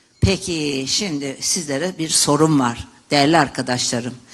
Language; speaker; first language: Turkish; native; Turkish